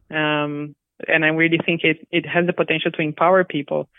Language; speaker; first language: English; non-native, fluent; Portuguese